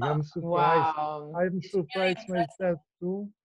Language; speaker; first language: English; non-native, learner; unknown